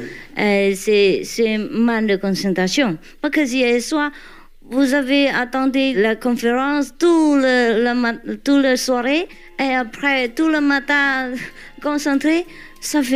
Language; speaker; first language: French; non-native, learner; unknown